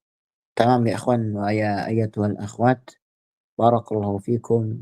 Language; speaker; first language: Arabic; non-native, fluent; Indonesian